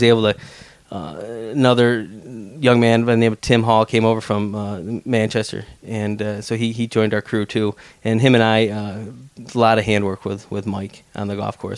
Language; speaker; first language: English; native; English